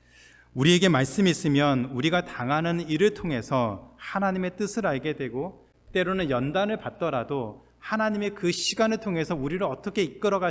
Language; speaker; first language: Korean; native; Korean